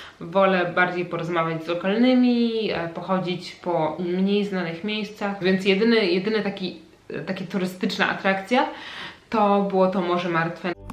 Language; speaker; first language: Polish; native; Polish